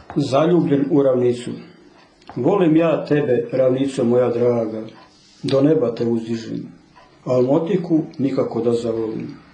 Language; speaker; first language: Croatian; native; Croatian